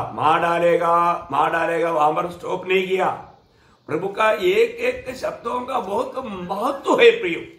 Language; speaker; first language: Hindi; non-native, local second language; Malayalam